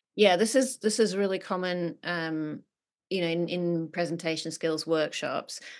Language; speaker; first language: English; native; English